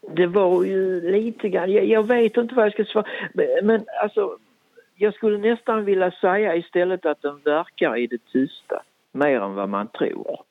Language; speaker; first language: Swedish; native; Swedish